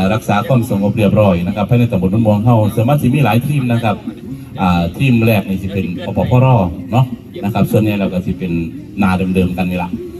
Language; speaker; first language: Thai; native; Thai